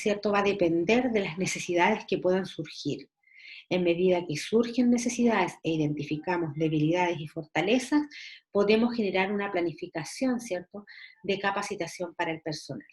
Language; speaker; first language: Spanish; native; Spanish